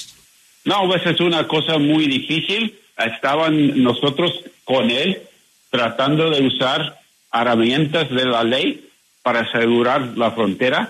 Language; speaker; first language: Spanish; non-native, learner; English